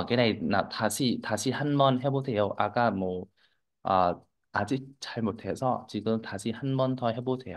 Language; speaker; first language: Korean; non-native, fluent; Vietnamese